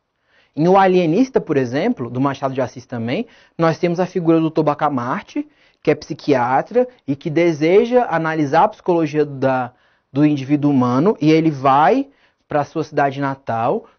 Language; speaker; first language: Portuguese; native; Portuguese